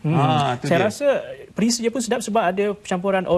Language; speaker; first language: Malay; native; Malay